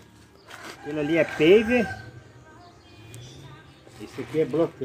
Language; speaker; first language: Portuguese; native; Portuguese